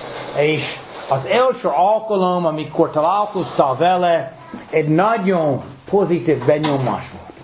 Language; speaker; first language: Hungarian; early bilingual, heritage; English